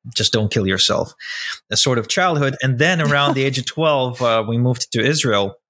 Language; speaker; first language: English; non-native, fluent; Russian